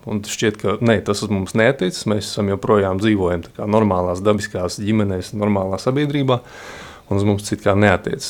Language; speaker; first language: Latvian; native; Latvian